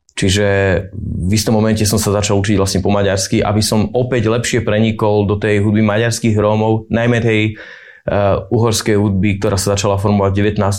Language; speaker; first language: Slovak; native; Slovak